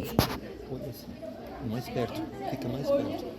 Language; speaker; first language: Portuguese; non-native, learner; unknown